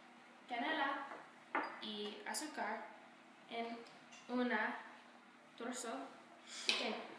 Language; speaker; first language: Spanish; non-native, learner; English